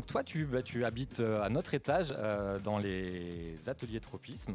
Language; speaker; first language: French; native; French